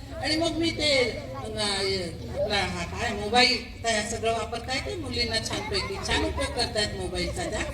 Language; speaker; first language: Marathi; non-native, local second language; Marwari